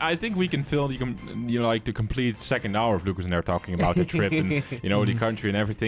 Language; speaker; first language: English; non-native, fluent; Dutch